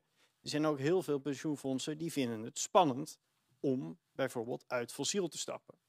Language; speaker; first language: Dutch; native; Dutch